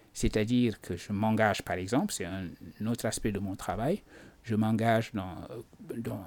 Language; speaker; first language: French; non-native, local second language; Wolof